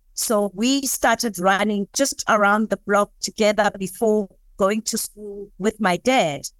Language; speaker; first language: English; non-native, local second language; Southern Sotho